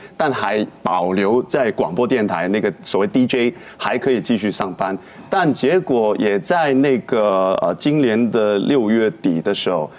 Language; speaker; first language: Chinese; non-native, local second language; Cantonese